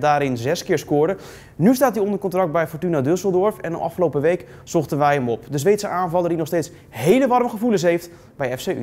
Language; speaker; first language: Dutch; native; Dutch